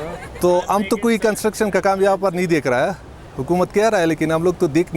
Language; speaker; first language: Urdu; non-native, local second language; Pashto